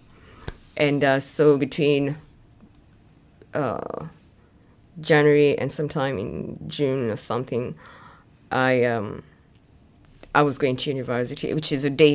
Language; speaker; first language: English; non-native, local second language; Kamba